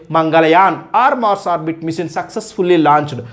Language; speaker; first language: English; non-native, local second language; Telugu